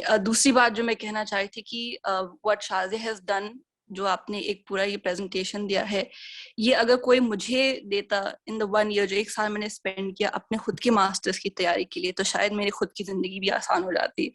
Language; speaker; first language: Hindi; native; Hindi